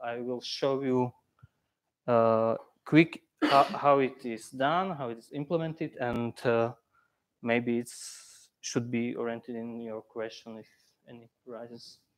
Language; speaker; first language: English; non-native, fluent; Slovak